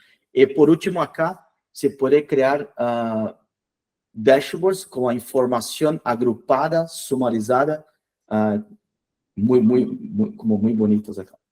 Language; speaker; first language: Spanish; non-native, fluent; Portuguese